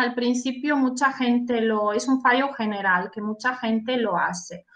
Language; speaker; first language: Spanish; non-native, fluent; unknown